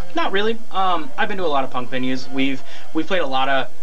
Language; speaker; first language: English; native; English